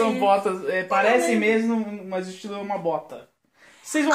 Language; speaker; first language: Portuguese; native; Portuguese